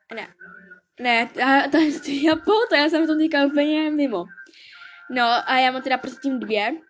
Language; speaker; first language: Czech; early bilingual, other home language; English